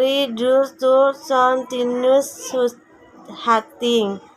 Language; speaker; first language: English; non-native, learner; Indonesian